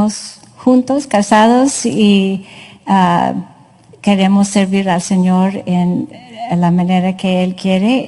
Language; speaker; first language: Spanish; non-native, fluent; English